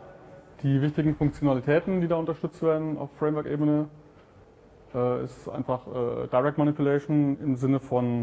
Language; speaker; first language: German; native; German